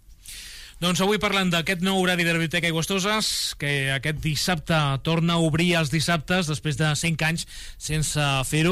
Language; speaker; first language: Catalan; native; Catalan